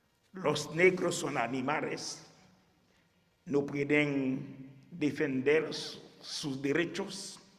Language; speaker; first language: Spanish; non-native, fluent; Haitian Creole